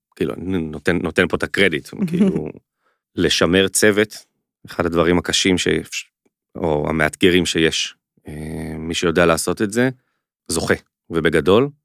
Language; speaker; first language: Hebrew; native; Hebrew